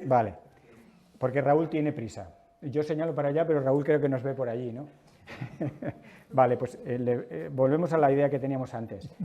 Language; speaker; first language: Spanish; native; Spanish